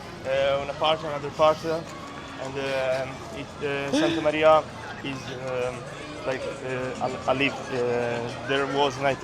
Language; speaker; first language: English; non-native, fluent; Italian